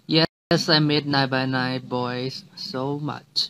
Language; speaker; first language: English; non-native, learner; Thai